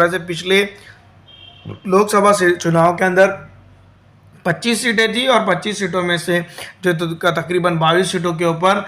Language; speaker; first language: Hindi; native; Hindi